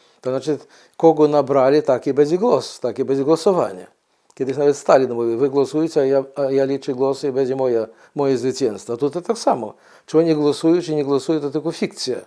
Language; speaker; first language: Polish; non-native, fluent; Ukrainian